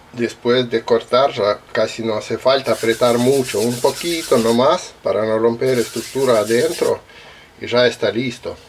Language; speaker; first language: Spanish; non-native, learner; Russian